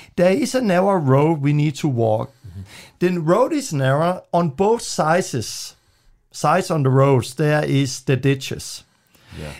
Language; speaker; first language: English; non-native, fluent; Danish